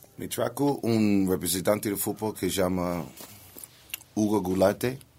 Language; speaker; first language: Spanish; non-native, learner; English